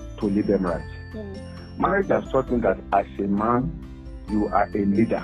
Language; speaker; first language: English; non-native, local second language; Yoruba